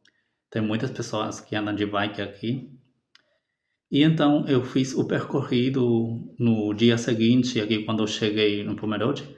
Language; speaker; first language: Portuguese; non-native, fluent; Spanish